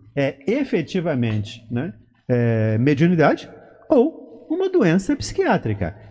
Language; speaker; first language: Portuguese; native; Portuguese